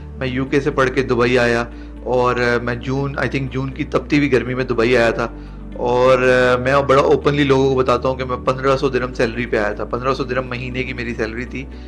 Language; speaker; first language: Urdu; native; Urdu